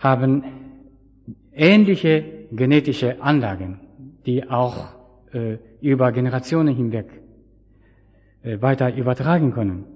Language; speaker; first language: German; non-native, fluent; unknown